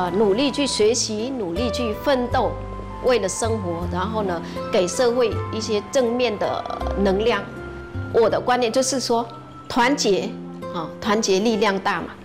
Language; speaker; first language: Chinese; non-native, fluent; Vietnamese